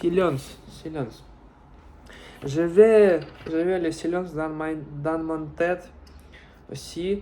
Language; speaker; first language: French; non-native, learner; Russian